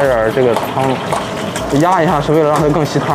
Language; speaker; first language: Chinese; native; Chinese